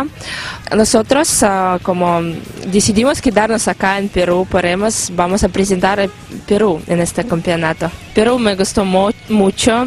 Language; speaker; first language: Spanish; non-native, learner; Russian